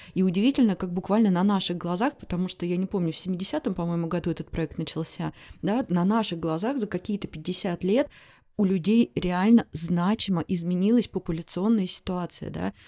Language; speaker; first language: Russian; native; Russian